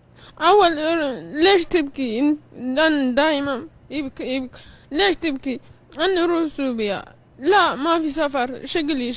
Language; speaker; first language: Arabic; non-native, learner; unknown